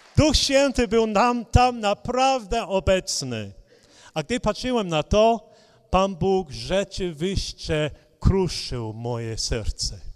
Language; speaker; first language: Polish; non-native, fluent; English